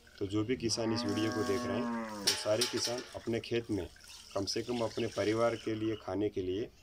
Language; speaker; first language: Hindi; non-native, local second language; Gujarati